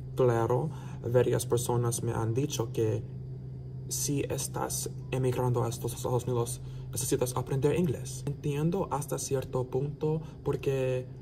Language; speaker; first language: Spanish; non-native, learner; English